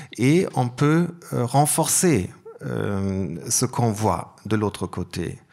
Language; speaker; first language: French; non-native, fluent; German